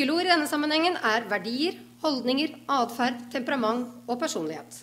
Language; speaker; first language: Norwegian; native; Norwegian